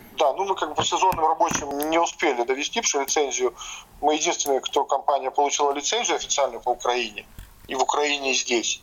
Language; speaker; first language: Russian; non-native, local second language; Latvian